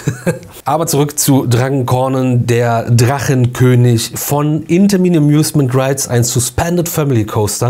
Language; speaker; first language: German; native; German